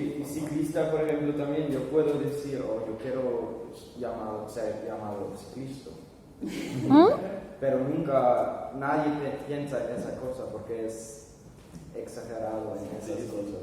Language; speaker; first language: Spanish; non-native, fluent; German